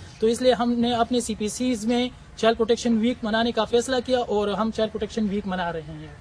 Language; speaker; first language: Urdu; non-native, local second language; Pashto